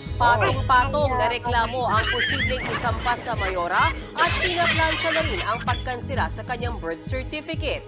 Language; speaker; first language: Filipino; native; Filipino